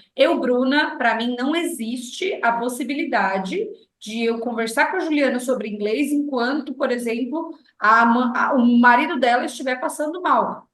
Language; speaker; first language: Portuguese; native; Portuguese